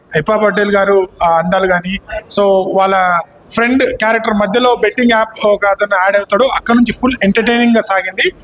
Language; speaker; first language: Telugu; native; Telugu